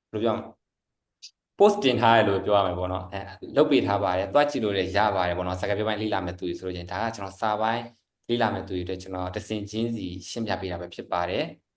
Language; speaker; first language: Burmese; native; Burmese